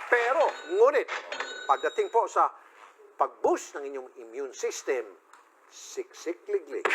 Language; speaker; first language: Filipino; native; Filipino